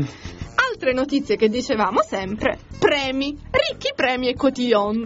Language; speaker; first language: Italian; native; Italian